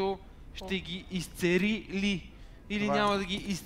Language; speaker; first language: Bulgarian; native; Bulgarian